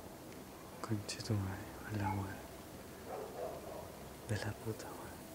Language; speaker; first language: Spanish; native; Spanish